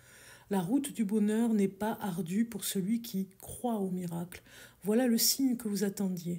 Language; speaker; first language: French; native; French